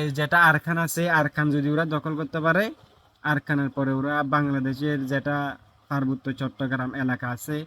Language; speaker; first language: Bangla; native; Bangla